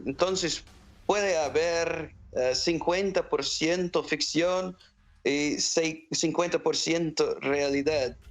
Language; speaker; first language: Spanish; non-native, fluent; English